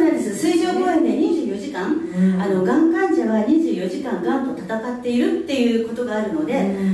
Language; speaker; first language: Japanese; native; Japanese